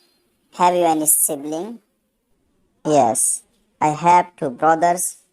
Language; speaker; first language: English; non-native, learner; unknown